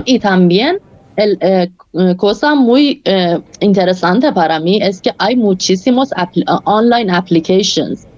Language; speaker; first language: Spanish; non-native, fluent; Persian